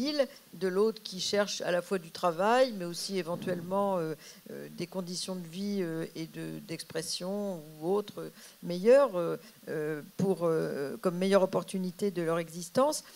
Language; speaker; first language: French; native; French